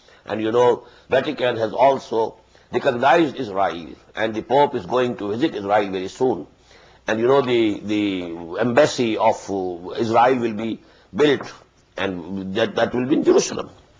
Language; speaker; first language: English; non-native, local second language; Punjabi